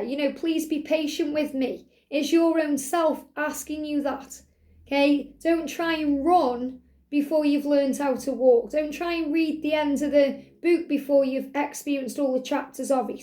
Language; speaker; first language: English; native; English